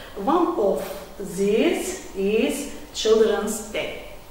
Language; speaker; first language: English; non-native, fluent; Azerbaijani